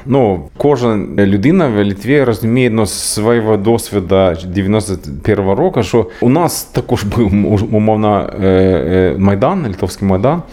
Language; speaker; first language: Ukrainian; non-native, learner; Swedish